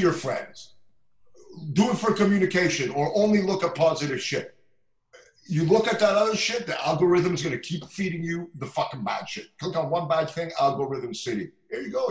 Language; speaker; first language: English; non-native, fluent; French